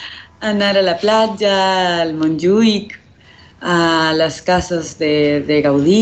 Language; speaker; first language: Catalan; non-native, learner; Spanish